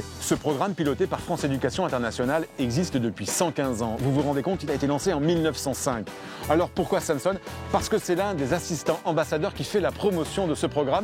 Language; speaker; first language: French; native; French